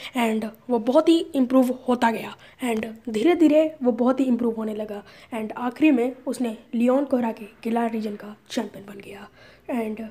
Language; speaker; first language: Hindi; native; Hindi